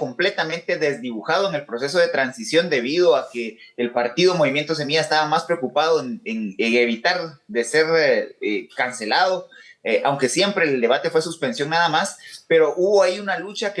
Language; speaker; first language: Spanish; native; Spanish